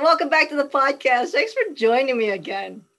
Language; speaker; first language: English; native; English